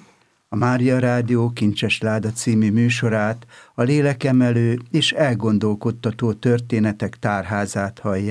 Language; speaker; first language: Hungarian; native; Hungarian